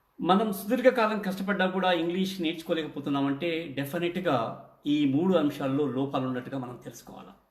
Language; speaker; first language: Telugu; native; Telugu